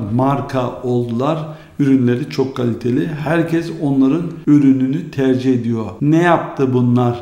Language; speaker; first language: Turkish; early bilingual, heritage; Turkish